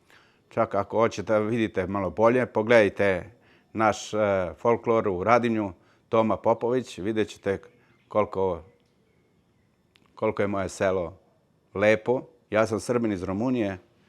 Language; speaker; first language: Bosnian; early bilingual, heritage; Serbian